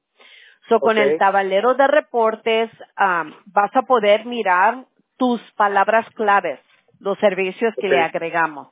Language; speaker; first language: Spanish; early bilingual, heritage; Spanish